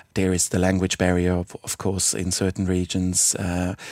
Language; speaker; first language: English; non-native, fluent; Swiss German